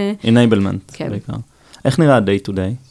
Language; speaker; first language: Hebrew; native; Hebrew